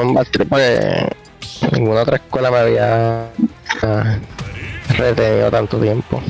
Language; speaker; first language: Spanish; native; Spanish